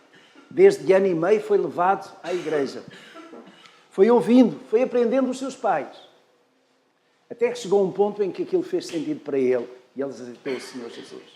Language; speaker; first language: Portuguese; native; Portuguese